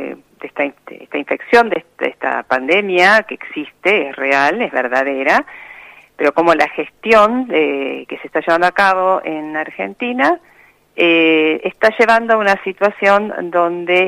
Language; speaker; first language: Spanish; native; Spanish